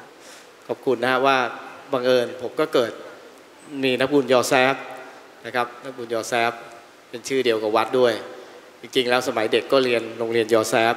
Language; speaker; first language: Thai; native; Thai